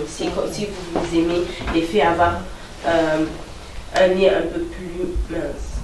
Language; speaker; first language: French; non-native, local second language; Lingala